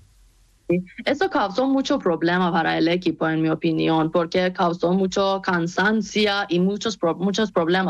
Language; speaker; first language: Spanish; non-native, fluent; Persian